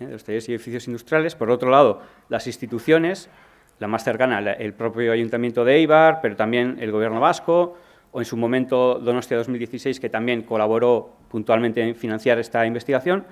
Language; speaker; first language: Spanish; native; Spanish